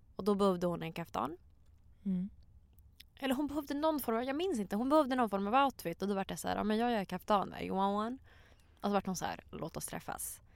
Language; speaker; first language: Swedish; native; Swedish